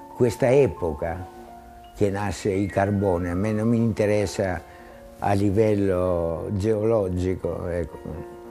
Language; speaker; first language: Italian; non-native, fluent; Greek